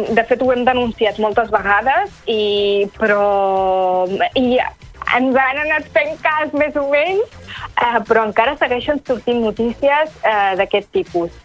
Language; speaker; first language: Catalan; early bilingual, other home language; Arabic